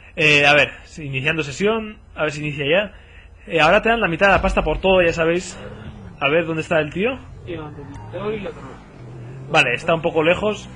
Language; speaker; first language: Spanish; native; Spanish